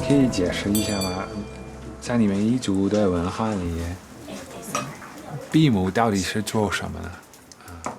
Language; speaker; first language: Chinese; non-native, fluent; Dutch